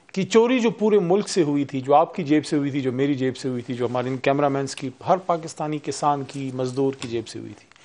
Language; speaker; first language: Urdu; native; Urdu